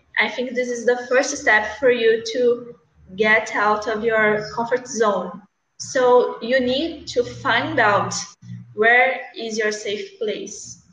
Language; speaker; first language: English; non-native, learner; Portuguese